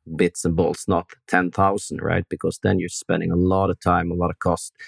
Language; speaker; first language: English; non-native, fluent; Norwegian